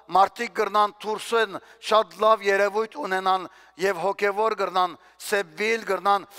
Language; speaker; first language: Armenian; native; Armenian